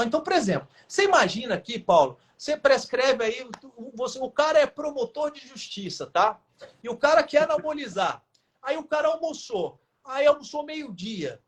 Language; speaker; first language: Portuguese; native; Portuguese